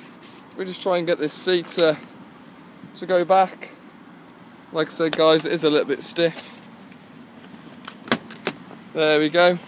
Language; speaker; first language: English; native; English